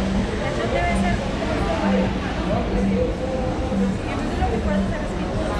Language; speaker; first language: Spanish; native; Spanish